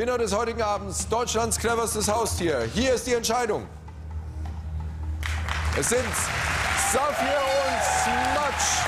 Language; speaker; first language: German; native; German